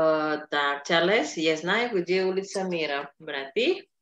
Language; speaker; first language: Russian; non-native, fluent; Indonesian